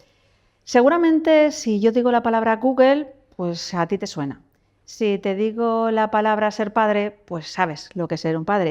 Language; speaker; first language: Spanish; native; Spanish